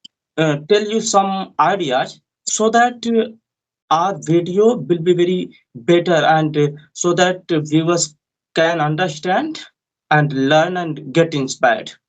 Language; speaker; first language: English; non-native, learner; Hindi